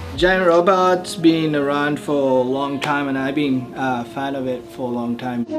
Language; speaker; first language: English; non-native, fluent; Japanese